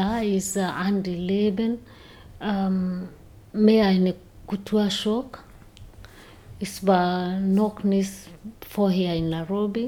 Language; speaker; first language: German; non-native, learner; Swahili